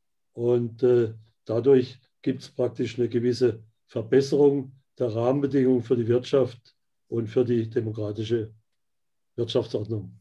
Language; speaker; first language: German; native; German